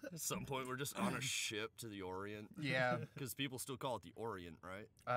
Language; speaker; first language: English; native; English